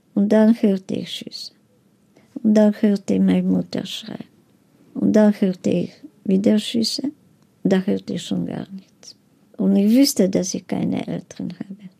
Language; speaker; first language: German; non-native, fluent; Polish